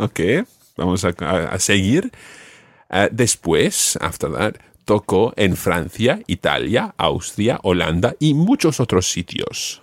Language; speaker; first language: Spanish; non-native, fluent; English